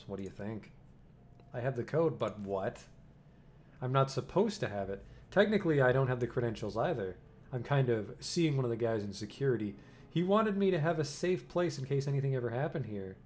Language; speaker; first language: English; native; English